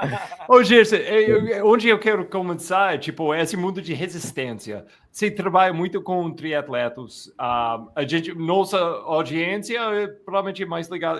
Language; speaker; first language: Portuguese; non-native, fluent; English